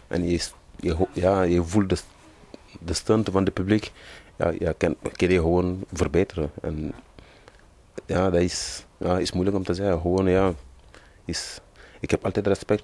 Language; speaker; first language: Dutch; non-native, learner; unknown